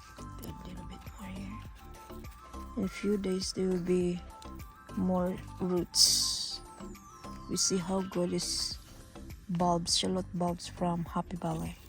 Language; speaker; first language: English; non-native, fluent; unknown